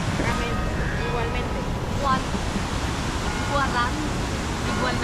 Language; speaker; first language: Spanish; non-native, learner; French